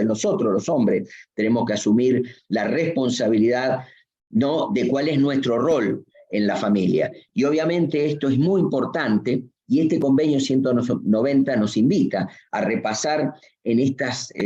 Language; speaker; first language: Spanish; native; Spanish